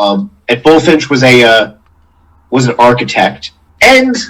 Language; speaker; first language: English; native; English